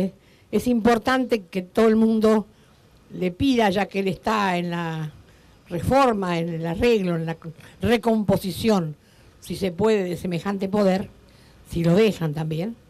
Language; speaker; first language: Spanish; native; Spanish